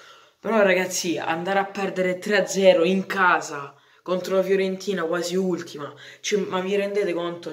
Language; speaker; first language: Italian; native; Italian